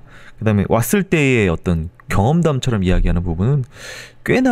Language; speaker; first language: Korean; native; Korean